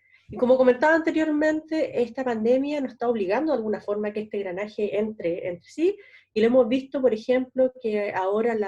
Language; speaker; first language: Spanish; native; Spanish